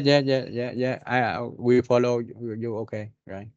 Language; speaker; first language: English; non-native, learner; Vietnamese